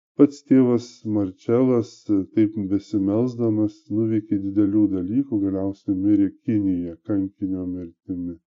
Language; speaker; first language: Lithuanian; native; Lithuanian